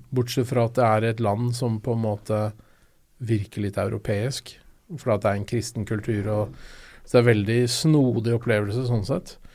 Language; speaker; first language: Norwegian; native; Norwegian